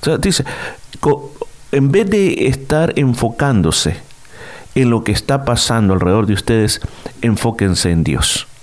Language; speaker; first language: Spanish; native; Spanish